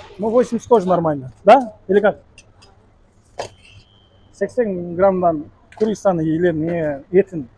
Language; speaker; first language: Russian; non-native, local second language; Kyrgyz